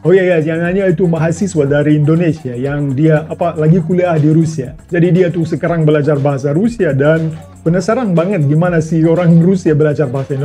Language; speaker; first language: Indonesian; non-native, fluent; Russian